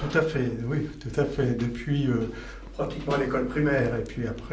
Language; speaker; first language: French; native; French